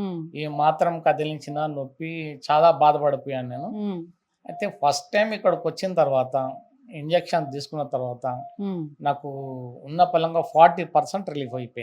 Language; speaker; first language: Telugu; native; Telugu